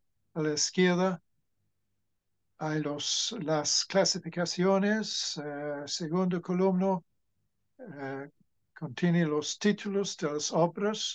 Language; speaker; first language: Spanish; non-native, fluent; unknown